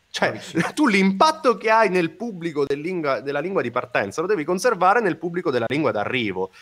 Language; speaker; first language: Italian; non-native, local second language; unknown